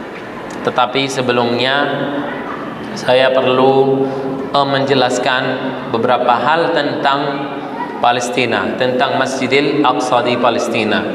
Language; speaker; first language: Indonesian; non-native, fluent; Arabic